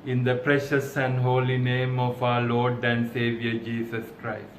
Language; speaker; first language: English; non-native, local second language; Sinhala